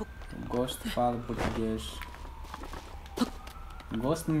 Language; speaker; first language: Portuguese; non-native, learner; English